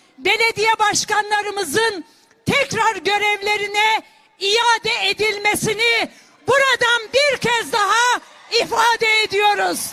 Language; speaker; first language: Turkish; non-native, local second language; Kurdish